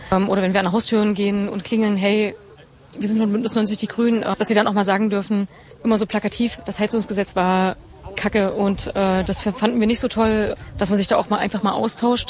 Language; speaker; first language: German; native; German